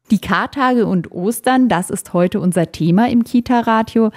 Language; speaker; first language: German; native; German